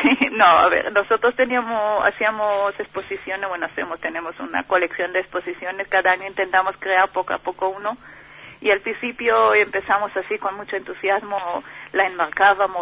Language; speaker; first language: Spanish; non-native, fluent; Hebrew